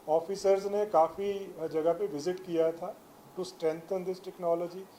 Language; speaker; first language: Hindi; non-native, local second language; Punjabi